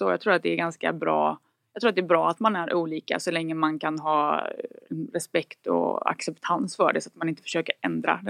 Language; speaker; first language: Swedish; native; Swedish